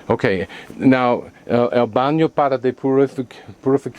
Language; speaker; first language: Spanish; non-native, learner; English